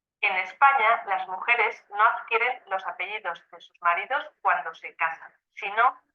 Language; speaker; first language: Spanish; non-native, learner; Ukrainian